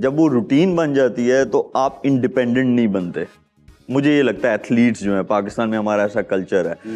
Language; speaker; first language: Urdu; non-native, local second language; Punjabi